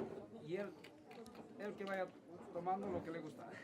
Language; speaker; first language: Spanish; native; Spanish